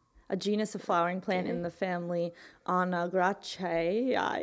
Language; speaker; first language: English; native; English